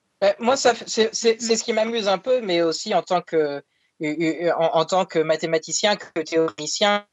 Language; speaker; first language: French; native; French